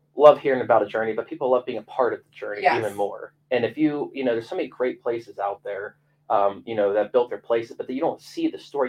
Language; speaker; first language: English; native; English